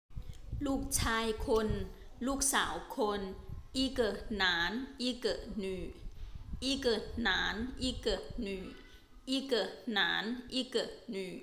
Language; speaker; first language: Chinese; non-native, fluent; Thai